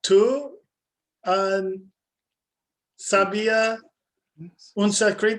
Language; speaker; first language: Spanish; non-native, learner; English